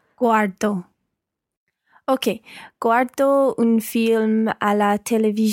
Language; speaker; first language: Italian; non-native, learner; English